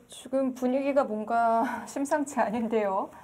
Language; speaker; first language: Korean; native; Korean